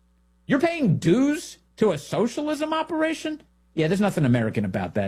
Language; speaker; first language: English; native; English